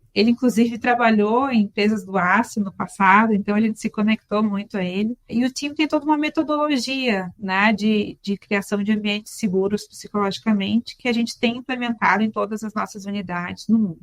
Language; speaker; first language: Portuguese; native; Portuguese